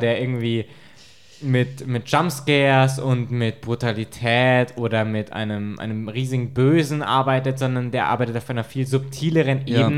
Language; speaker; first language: German; native; German